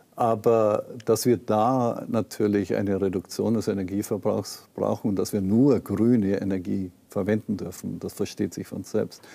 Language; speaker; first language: German; native; German